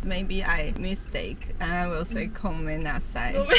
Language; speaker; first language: English; non-native, learner; Chinese